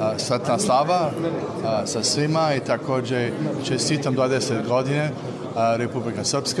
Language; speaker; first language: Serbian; non-native, learner; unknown